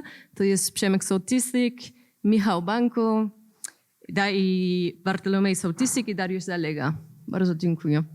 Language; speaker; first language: Polish; non-native, learner; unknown